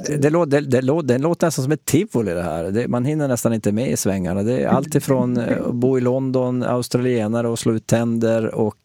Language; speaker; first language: Swedish; native; Swedish